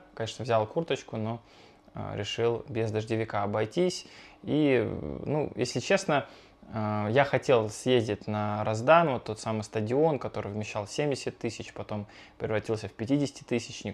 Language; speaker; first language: Russian; native; Russian